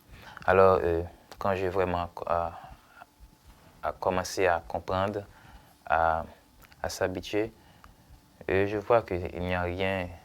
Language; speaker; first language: French; non-native, local second language; Haitian Creole